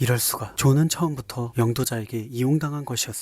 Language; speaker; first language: Korean; native; Korean